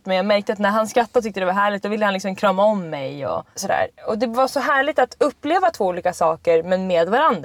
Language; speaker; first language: Swedish; native; Swedish